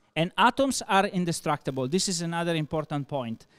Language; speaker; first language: English; non-native, fluent; Italian